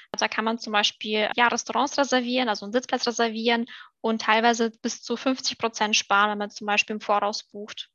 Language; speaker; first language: German; early bilingual, other home language; Russian